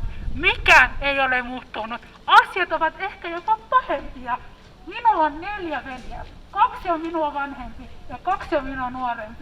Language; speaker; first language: Finnish; early bilingual, other home language; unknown